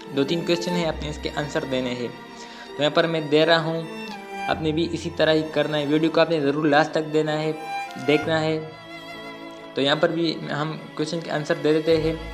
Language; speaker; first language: Urdu; non-native, local second language; Punjabi